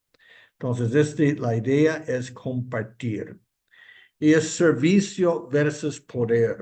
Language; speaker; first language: Spanish; non-native, fluent; English